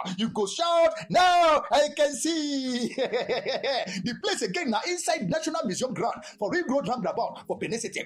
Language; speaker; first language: Nigerian Pidgin; non-native, local second language; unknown